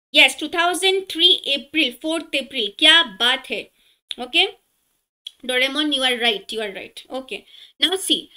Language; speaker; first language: Hindi; non-native, local second language; Assamese